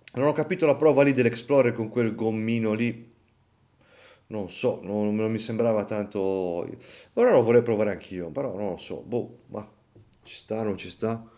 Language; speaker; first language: Italian; native; Italian